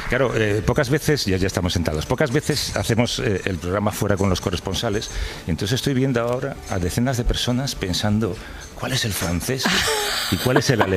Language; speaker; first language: Spanish; native; Spanish